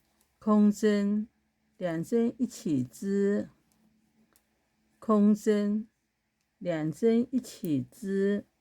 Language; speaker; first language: Chinese; native; Chinese